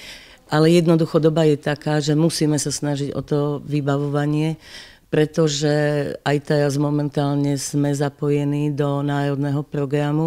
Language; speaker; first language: Slovak; native; Slovak